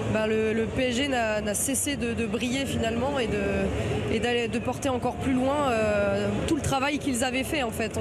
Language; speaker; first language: French; native; French